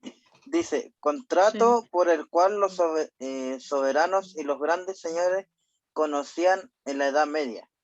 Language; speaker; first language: Spanish; native; Spanish